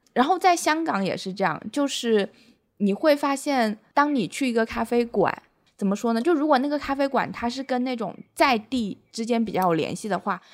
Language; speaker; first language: Chinese; native; Chinese